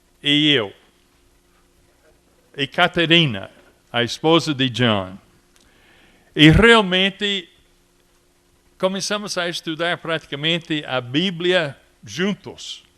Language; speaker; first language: Portuguese; non-native, fluent; English